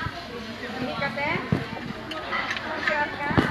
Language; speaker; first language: Filipino; non-native, local second language; Cebuano